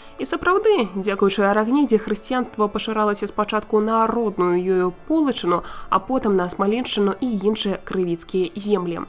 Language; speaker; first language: Belarusian; native; Belarusian